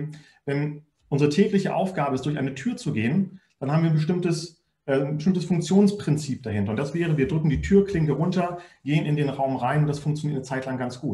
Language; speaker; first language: German; native; German